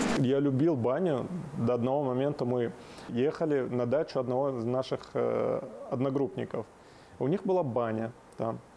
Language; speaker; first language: Russian; non-native, fluent; Arabic